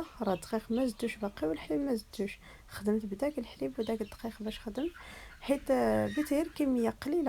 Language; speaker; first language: Arabic; native; Arabic